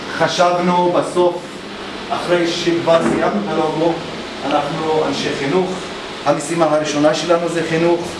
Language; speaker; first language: Hebrew; non-native, local second language; Arabic